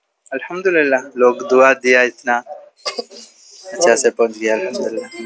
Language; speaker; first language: Hindi; non-native, local second language; Malayalam